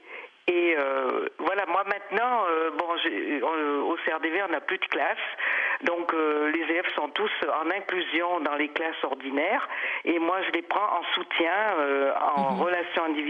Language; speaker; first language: French; native; French